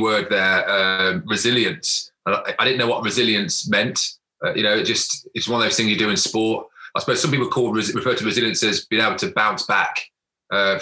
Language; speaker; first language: English; native; English